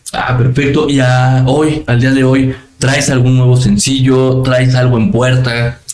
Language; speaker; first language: Spanish; native; Spanish